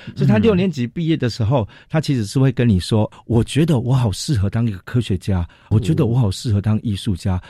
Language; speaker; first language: Chinese; native; Chinese